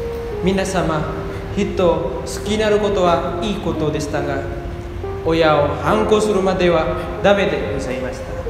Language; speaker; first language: Japanese; non-native, learner; Indonesian